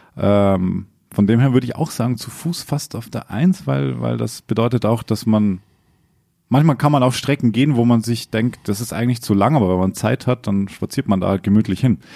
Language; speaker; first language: German; native; German